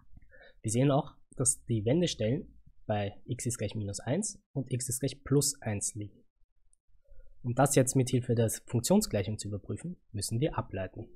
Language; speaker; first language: German; native; German